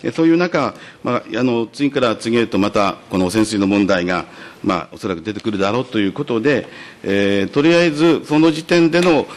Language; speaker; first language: Japanese; native; Japanese